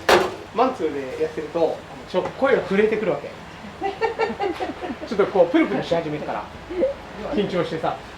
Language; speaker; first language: Japanese; native; Japanese